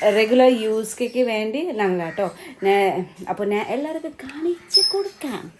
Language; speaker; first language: Malayalam; native; Malayalam